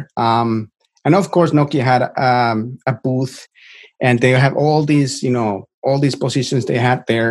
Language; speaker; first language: English; non-native, fluent; Finnish